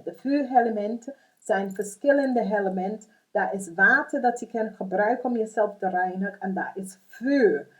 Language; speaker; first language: Dutch; non-native, fluent; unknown